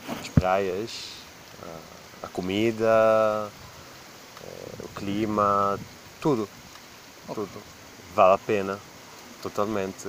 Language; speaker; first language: Portuguese; non-native, learner; Italian